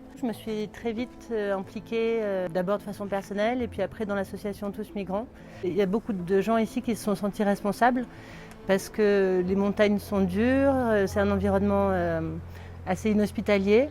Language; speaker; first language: French; native; French